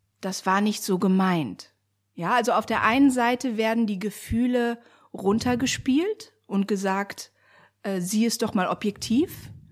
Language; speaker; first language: German; native; German